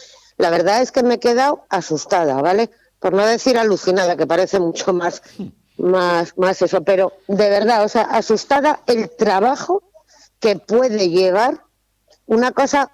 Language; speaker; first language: Spanish; native; Spanish